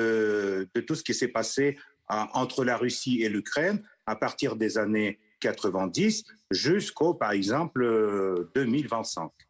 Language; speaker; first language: French; non-native, fluent; Russian